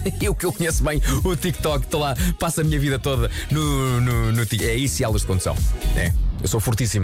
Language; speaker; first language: Portuguese; native; Portuguese